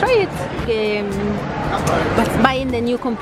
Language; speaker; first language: English; non-native, learner; Spanish